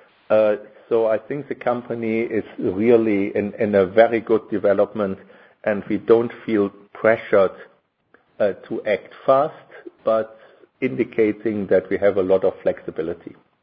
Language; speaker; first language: English; non-native, fluent; German